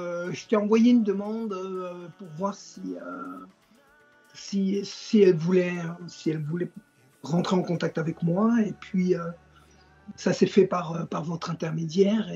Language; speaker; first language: French; native; French